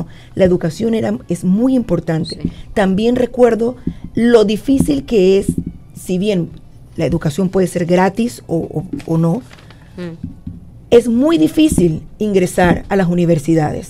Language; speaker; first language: Spanish; native; Spanish